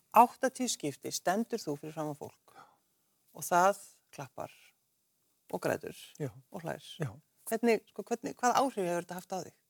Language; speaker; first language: Icelandic; native; Icelandic